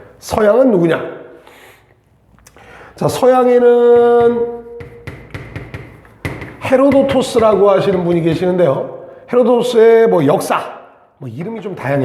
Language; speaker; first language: Korean; native; Korean